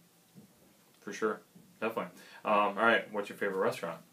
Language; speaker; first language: English; native; English